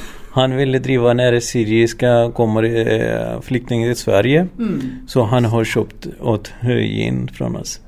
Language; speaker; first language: Swedish; non-native, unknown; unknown